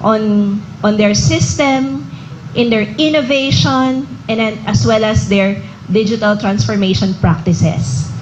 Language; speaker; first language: English; non-native, local second language; Filipino